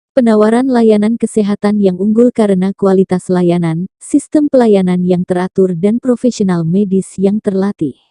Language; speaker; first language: Indonesian; native; Indonesian